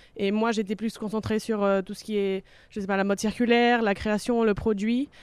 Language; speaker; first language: French; non-native, fluent; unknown